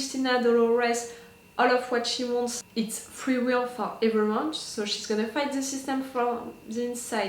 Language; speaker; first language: English; non-native, fluent; French